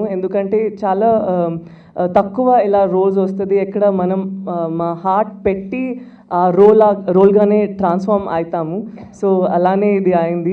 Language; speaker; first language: Telugu; non-native, fluent; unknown